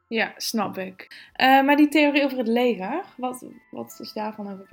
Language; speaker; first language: Dutch; native; Dutch